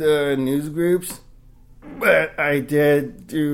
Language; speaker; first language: English; native; English